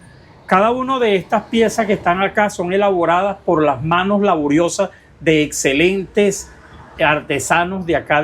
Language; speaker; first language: Spanish; native; Spanish